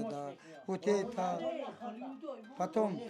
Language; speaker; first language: Russian; non-native, learner; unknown